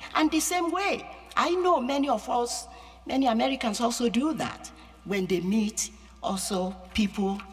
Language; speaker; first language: English; non-native, local second language; Yoruba